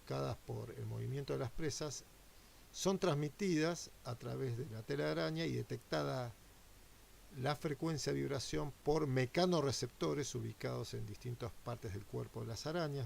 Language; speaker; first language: Spanish; native; Spanish